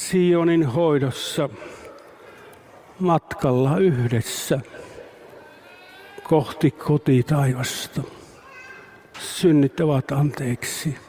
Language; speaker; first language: Finnish; native; Finnish